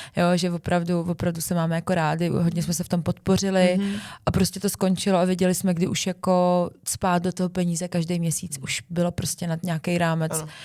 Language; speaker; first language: Czech; early bilingual, other home language; Arabic